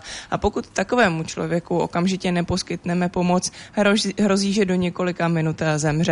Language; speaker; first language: Czech; native; Czech